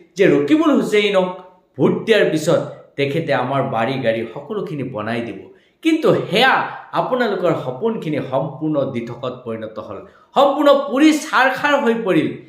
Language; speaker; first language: Assamese; non-native, local second language; Bangla